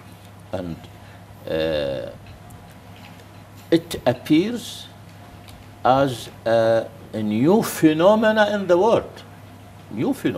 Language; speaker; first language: English; non-native, fluent; Arabic